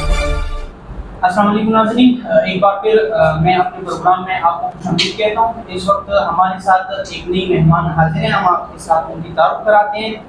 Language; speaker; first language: Urdu; non-native, local second language; Pashto